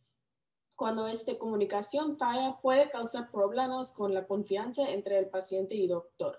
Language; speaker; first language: Spanish; non-native, learner; English